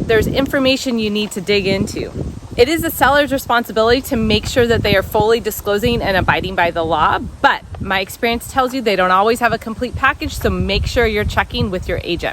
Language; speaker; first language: English; native; English